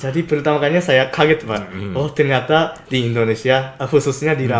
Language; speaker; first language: Indonesian; non-native, fluent; Japanese